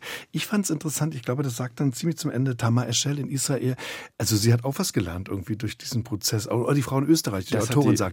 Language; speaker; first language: German; native; German